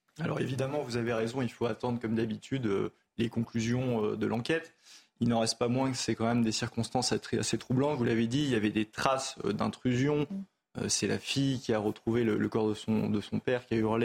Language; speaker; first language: French; native; French